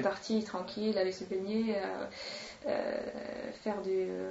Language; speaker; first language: French; non-native, fluent; Swedish